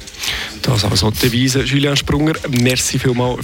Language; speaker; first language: German; native; German